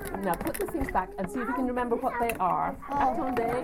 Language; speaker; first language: English; native; English